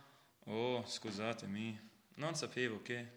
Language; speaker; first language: Italian; non-native, learner; German